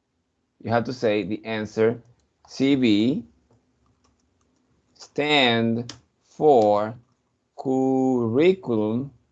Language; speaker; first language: English; non-native, fluent; Spanish